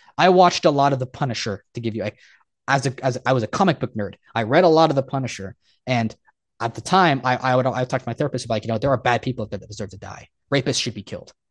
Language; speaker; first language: English; native; English